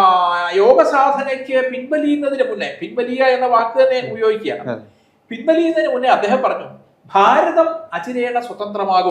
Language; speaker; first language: Malayalam; native; Malayalam